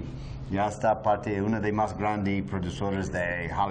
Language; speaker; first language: Spanish; non-native, learner; English